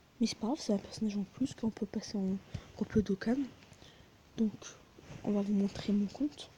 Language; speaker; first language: French; native; French